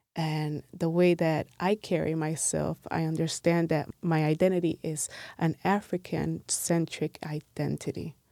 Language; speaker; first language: English; non-native, fluent; Spanish